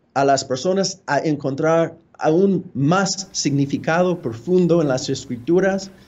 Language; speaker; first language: Spanish; non-native, fluent; English